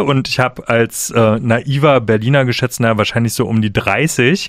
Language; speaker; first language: German; native; German